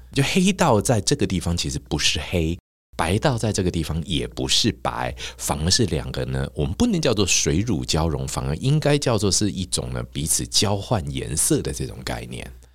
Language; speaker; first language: Chinese; native; Chinese